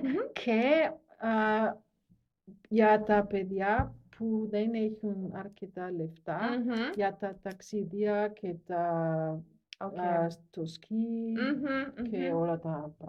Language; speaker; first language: Greek; non-native, learner; German